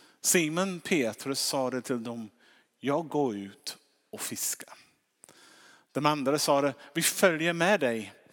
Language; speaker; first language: Swedish; non-native, fluent; English